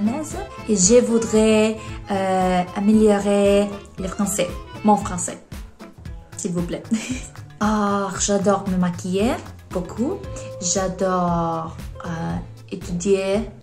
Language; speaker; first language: French; non-native, learner; Polish